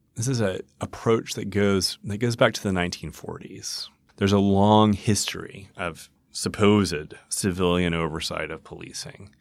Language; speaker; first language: English; native; English